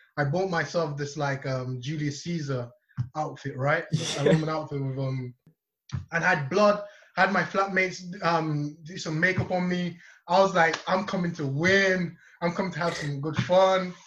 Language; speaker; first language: English; non-native, local second language; Yoruba